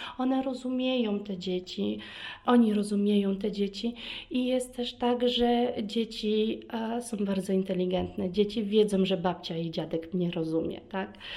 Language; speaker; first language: Polish; early bilingual, heritage; Polish